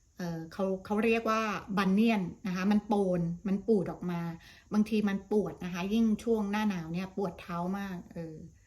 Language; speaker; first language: Thai; native; Thai